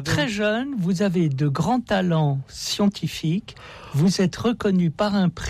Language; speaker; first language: French; native; French